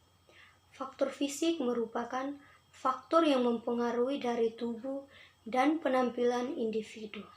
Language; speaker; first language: Indonesian; non-native, local second language; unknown